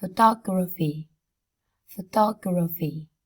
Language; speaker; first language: English; non-native, fluent; Vietnamese